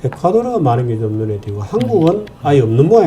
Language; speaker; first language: Korean; native; Korean